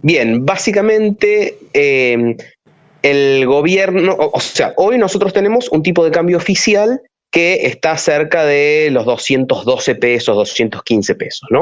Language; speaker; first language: Spanish; native; Spanish